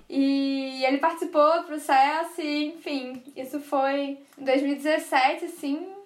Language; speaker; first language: Portuguese; native; Portuguese